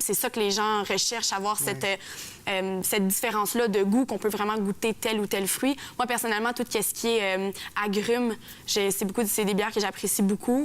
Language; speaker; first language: French; native; French